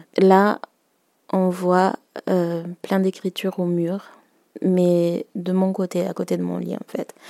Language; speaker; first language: French; early bilingual, other home language; Malagasy